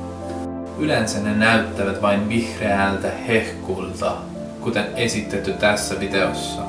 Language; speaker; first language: Finnish; non-native, learner; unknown